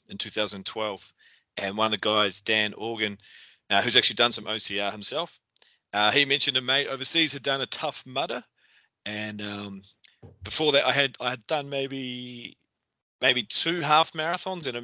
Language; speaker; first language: English; native; English